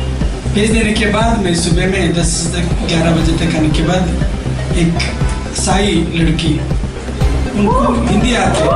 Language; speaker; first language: Hindi; non-native, local second language; Kannada